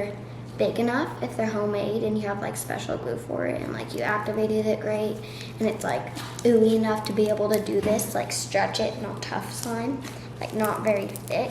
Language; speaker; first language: English; native; English